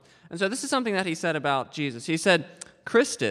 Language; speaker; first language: English; native; English